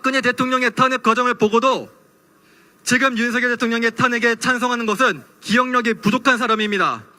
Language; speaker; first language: Korean; native; Korean